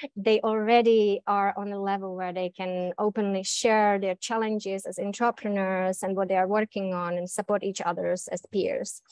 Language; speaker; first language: English; native; English